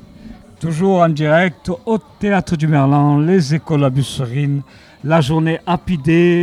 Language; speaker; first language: French; native; French